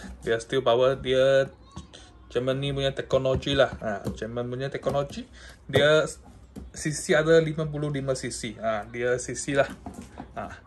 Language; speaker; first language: Malay; non-native, local second language; Chinese